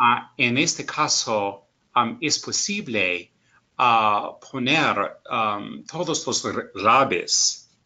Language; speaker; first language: Spanish; non-native, learner; English